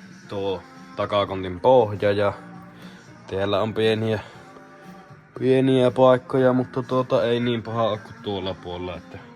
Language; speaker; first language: Finnish; native; Finnish